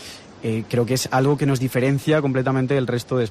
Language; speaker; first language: Spanish; native; Spanish